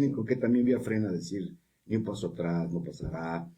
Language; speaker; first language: Spanish; native; Spanish